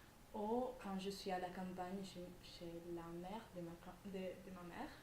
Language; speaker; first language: French; non-native, fluent; Italian